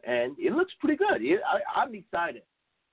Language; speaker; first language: English; non-native, fluent; Korean